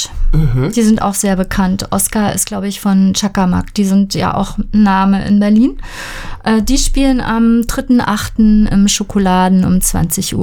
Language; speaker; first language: German; native; German